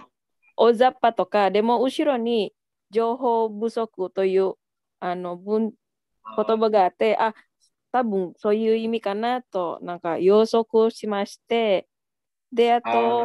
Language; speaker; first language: Japanese; non-native, learner; Indonesian